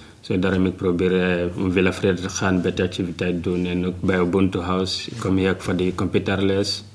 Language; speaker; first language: Dutch; non-native, learner; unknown